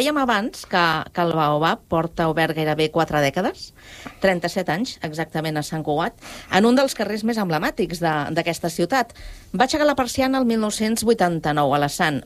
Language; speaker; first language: Catalan; native; Catalan